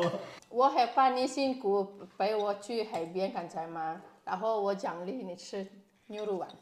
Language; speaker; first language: Chinese; non-native, learner; Indonesian